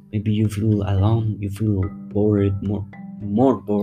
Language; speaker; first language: English; non-native, fluent; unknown